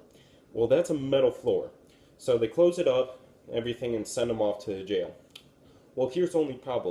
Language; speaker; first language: English; native; English